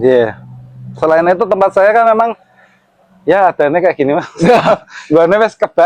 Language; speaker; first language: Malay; non-native, local second language; Javanese